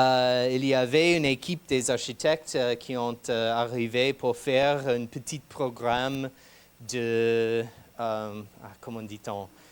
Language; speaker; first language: French; non-native, fluent; English